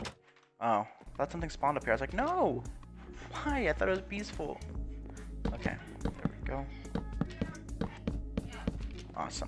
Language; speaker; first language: English; native; English